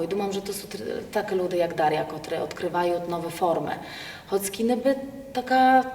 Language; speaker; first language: Polish; non-native, local second language; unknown